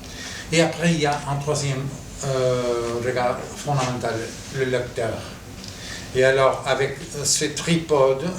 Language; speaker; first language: French; non-native, fluent; Catalan